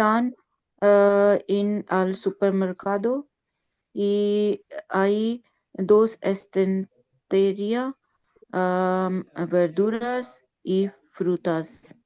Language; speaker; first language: Spanish; non-native, learner; Urdu